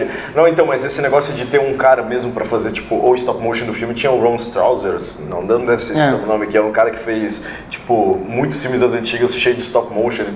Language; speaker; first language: Portuguese; native; Portuguese